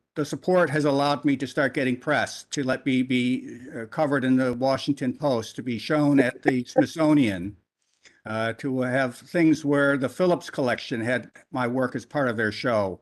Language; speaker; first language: English; native; English